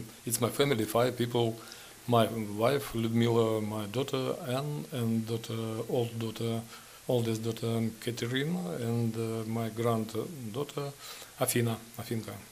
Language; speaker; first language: English; non-native, learner; Ukrainian